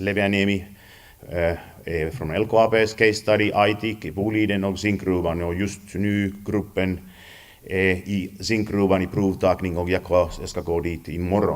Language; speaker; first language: Swedish; non-native, fluent; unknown